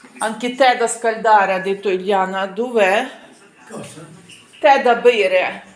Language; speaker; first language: Italian; non-native, learner; Ukrainian